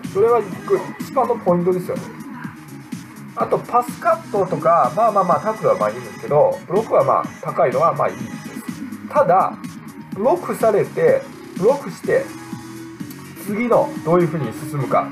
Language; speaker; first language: Japanese; native; Japanese